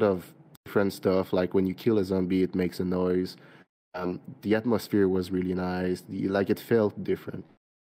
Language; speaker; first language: English; non-native, fluent; French